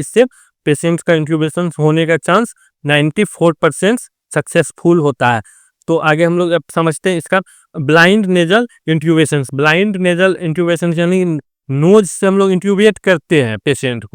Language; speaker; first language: Hindi; native; Hindi